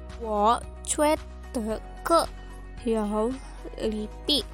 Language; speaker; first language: Chinese; non-native, learner; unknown